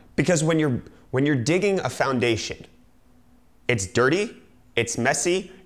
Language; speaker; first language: English; native; English